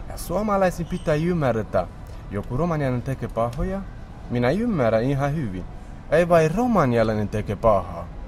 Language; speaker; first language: Finnish; non-native, learner; Romany